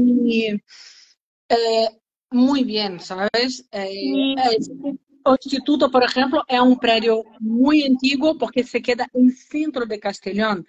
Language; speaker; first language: Spanish; non-native, learner; Portuguese